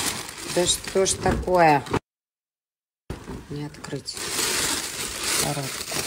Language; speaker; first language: Russian; native; Russian